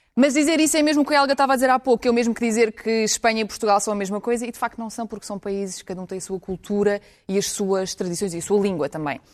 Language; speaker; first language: Portuguese; early bilingual, other home language; Ukrainian